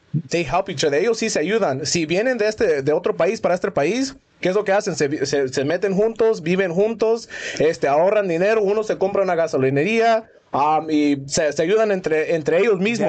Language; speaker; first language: Spanish; early bilingual, heritage; Spanish